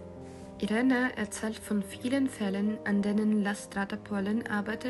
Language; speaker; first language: German; non-native, learner; Ukrainian